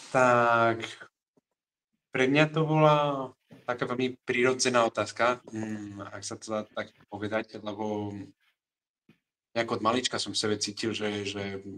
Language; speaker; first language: Slovak; non-native, fluent; Catalan